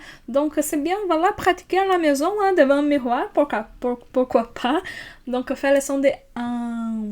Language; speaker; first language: French; non-native, fluent; Portuguese